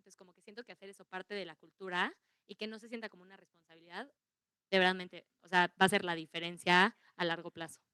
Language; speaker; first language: Spanish; native; Spanish